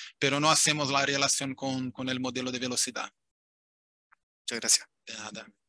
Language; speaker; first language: Spanish; non-native, fluent; Portuguese